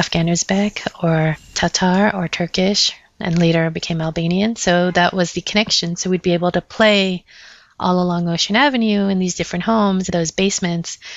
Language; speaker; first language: English; early bilingual, other home language; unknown